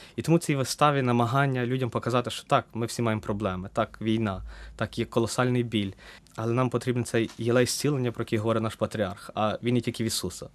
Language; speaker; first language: Ukrainian; native; Ukrainian